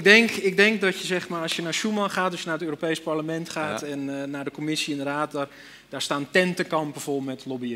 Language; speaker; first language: Dutch; native; Dutch